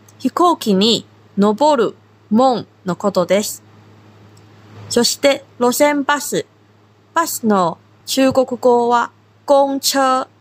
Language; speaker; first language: Japanese; non-native, fluent; Chinese